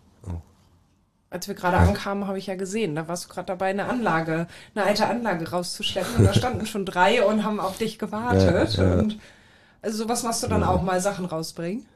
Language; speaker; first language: German; native; German